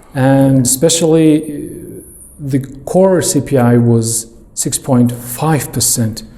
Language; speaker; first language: English; non-native, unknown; Mongolian